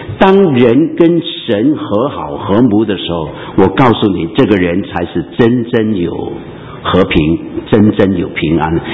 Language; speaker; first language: Chinese; non-native, local second language; Cantonese